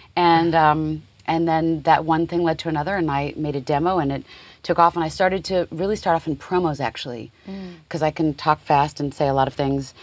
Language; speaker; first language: English; native; English